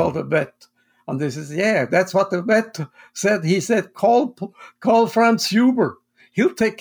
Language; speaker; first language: English; non-native, fluent; Swiss German